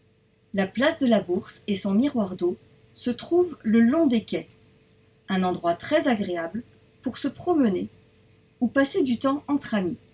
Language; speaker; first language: French; native; French